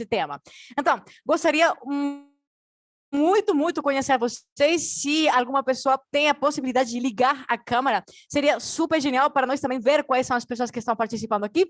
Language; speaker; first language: Portuguese; non-native, fluent; Spanish